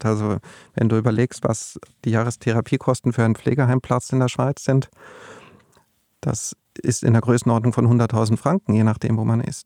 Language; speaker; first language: German; native; German